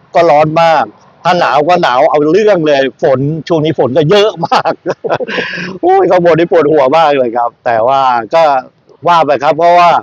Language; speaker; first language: Thai; native; Thai